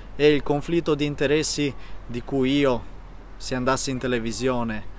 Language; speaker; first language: Italian; native; Italian